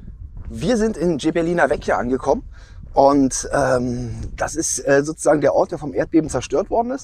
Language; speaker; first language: German; native; German